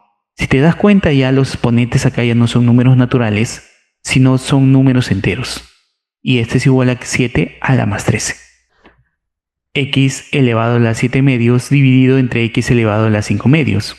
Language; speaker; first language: Spanish; native; Spanish